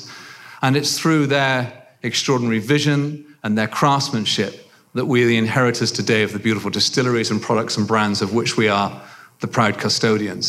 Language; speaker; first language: English; native; English